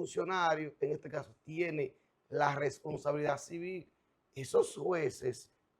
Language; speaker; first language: Spanish; native; Spanish